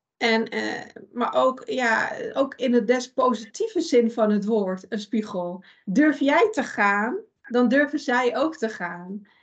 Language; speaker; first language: Dutch; early bilingual, other home language; Persian